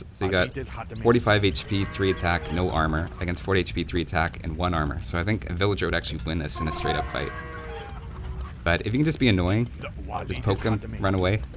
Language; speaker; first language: English; native; English